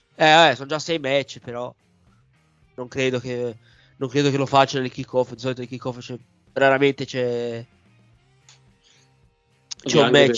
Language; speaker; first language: Italian; native; Italian